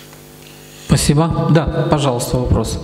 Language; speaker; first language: Russian; non-native, local second language; Romanian